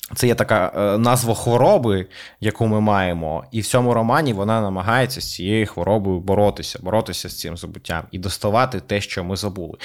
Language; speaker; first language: Ukrainian; non-native, local second language; Russian